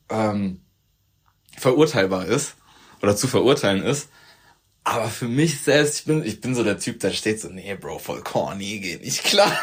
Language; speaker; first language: German; early bilingual, other home language; Turkish